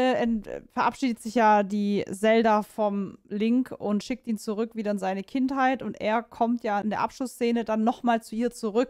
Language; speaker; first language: German; native; German